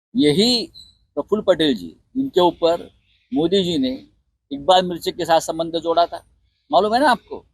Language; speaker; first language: Hindi; non-native, local second language; Marathi